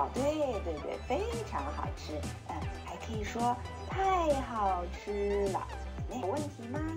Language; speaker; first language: Chinese; non-native, fluent; Japanese